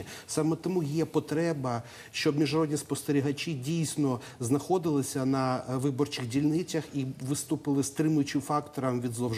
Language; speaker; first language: Ukrainian; native; Ukrainian